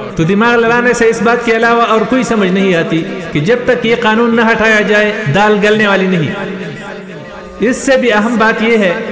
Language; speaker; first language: Urdu; non-native, local second language; Pashto